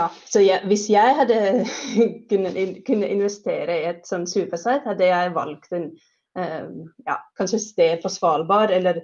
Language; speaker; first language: Norwegian; non-native, fluent; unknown